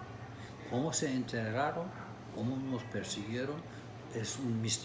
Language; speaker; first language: Spanish; non-native, fluent; Turkish